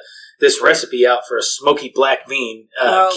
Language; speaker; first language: English; native; English